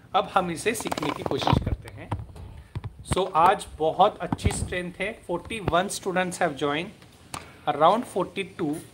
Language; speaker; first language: Hindi; non-native, local second language; Marathi